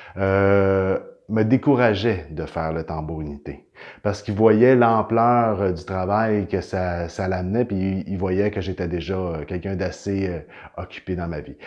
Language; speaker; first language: French; native; French